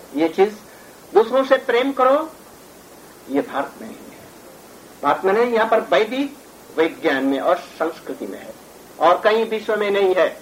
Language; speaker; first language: Hindi; native; Hindi